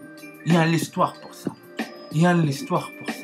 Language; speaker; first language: French; non-native, learner; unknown